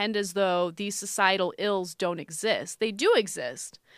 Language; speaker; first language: English; early bilingual, other home language; Armenian